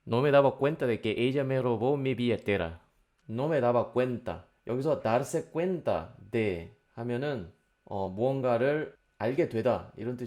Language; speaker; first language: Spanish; non-native, fluent; Korean